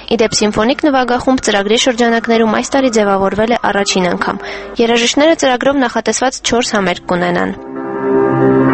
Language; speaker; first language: Armenian; native; Armenian